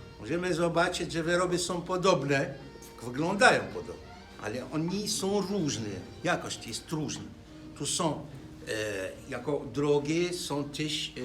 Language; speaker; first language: Polish; non-native, learner; Arabic